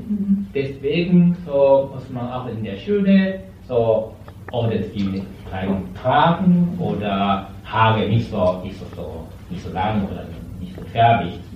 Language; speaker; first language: German; non-native, learner; Japanese